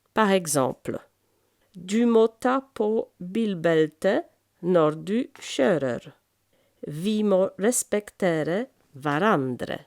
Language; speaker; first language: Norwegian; non-native, fluent; French